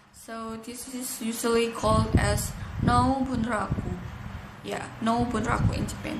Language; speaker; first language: English; non-native, learner; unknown